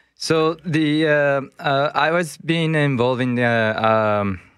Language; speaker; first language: English; non-native, learner; Japanese